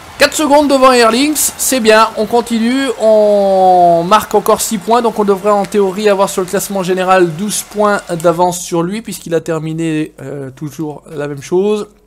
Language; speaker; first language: French; native; French